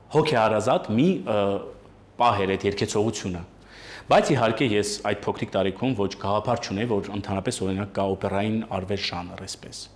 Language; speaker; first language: Armenian; early bilingual, heritage; Armenian